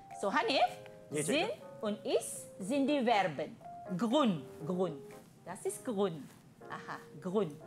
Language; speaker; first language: German; non-native, fluent; Malay